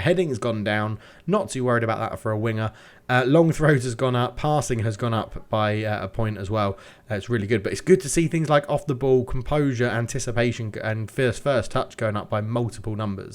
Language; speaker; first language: English; native; English